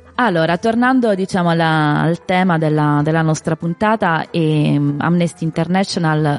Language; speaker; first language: Italian; native; Italian